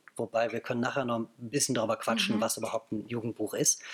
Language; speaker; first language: German; native; German